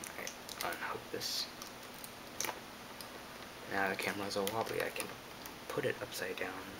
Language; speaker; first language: English; native; English